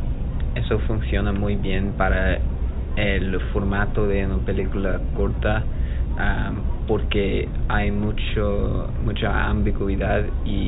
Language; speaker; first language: Spanish; non-native, learner; English